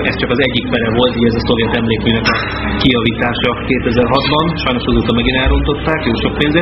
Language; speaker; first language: Hungarian; native; Hungarian